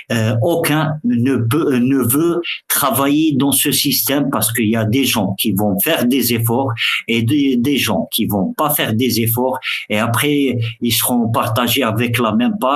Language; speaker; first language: French; early bilingual, other home language; Arabic